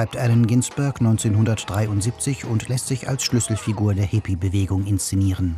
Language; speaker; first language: German; native; German